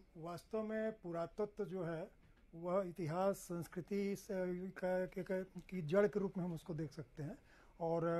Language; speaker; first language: Hindi; native; Hindi